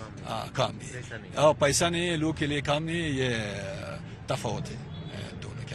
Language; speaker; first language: Hindi; non-native, learner; Persian